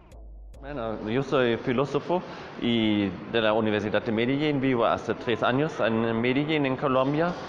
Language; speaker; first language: Spanish; non-native, fluent; German